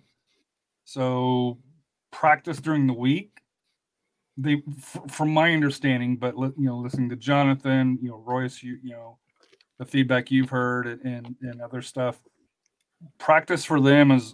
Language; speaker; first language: English; native; English